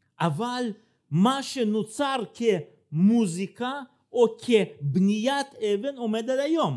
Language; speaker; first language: Hebrew; non-native, fluent; Russian